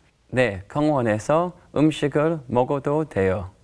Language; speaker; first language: Korean; non-native, learner; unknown